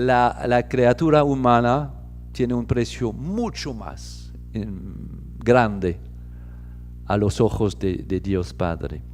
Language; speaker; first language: Spanish; non-native, fluent; French